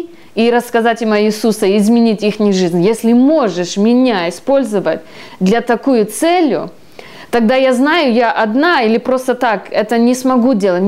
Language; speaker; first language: Russian; early bilingual, heritage; Russian